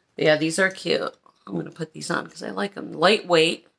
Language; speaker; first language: English; native; English